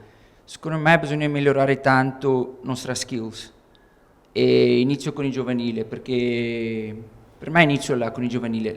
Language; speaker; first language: Italian; non-native, learner; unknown